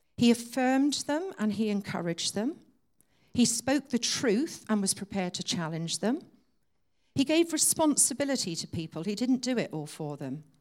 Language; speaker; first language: English; native; English